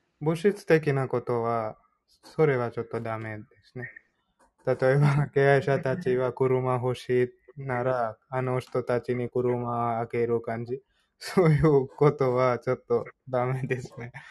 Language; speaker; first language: Japanese; non-native, fluent; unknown